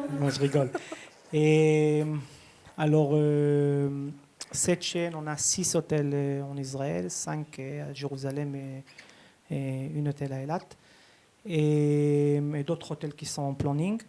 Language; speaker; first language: French; early bilingual, heritage; Hebrew